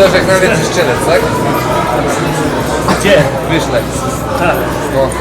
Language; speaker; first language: Polish; non-native, learner; Portuguese